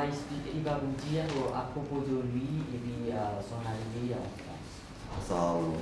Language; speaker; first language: French; non-native, learner; Burmese